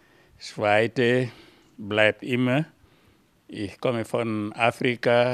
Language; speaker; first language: German; non-native, learner; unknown